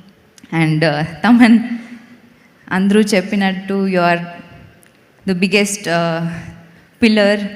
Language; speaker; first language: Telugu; non-native, fluent; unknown